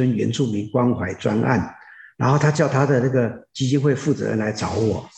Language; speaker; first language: Chinese; native; Chinese